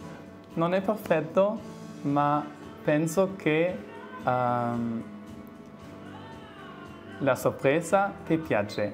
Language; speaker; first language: Italian; non-native, learner; German